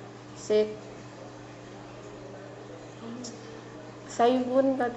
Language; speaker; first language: Cantonese; non-native, learner; Indonesian